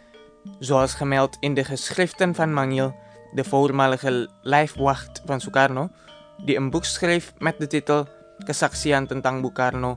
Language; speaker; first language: Dutch; non-native, fluent; Indonesian